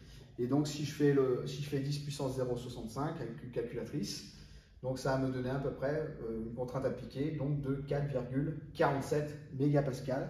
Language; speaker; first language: French; native; French